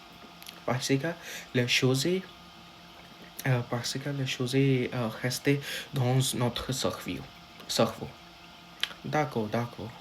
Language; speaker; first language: French; non-native, learner; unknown